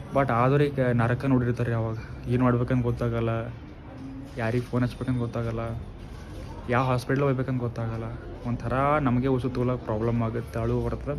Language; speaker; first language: Kannada; native; Kannada